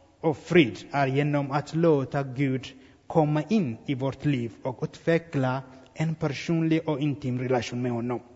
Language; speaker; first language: Swedish; non-native, fluent; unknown